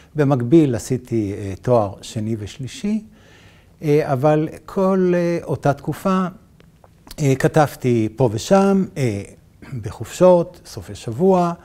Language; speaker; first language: Hebrew; native; Hebrew